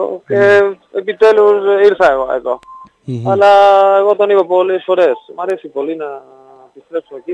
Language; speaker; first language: Greek; non-native, learner; Spanish